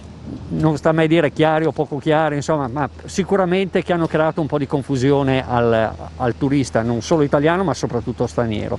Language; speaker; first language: Italian; native; Italian